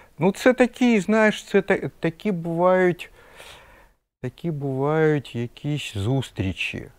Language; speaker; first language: Ukrainian; non-native, local second language; Russian